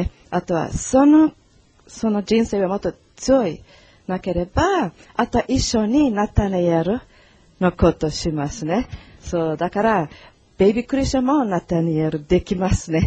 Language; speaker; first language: Japanese; non-native, learner; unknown